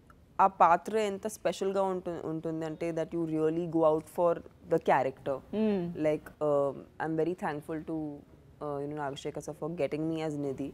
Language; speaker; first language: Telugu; non-native, fluent; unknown